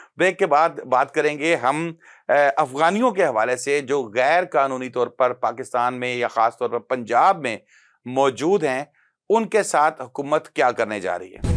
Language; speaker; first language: Urdu; non-native, local second language; Pashto